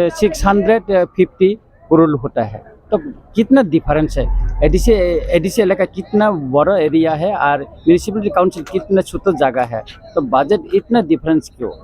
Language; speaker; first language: Hindi; non-native, local second language; Kok Borok